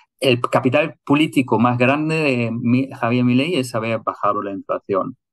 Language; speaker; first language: Spanish; non-native, fluent; German